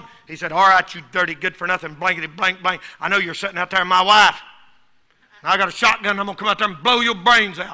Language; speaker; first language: English; native; English